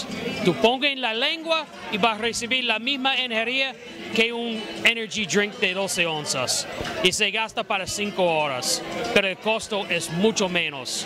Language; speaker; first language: Spanish; non-native, fluent; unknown